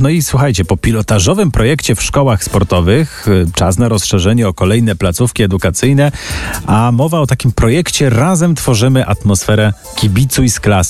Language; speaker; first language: Polish; native; Polish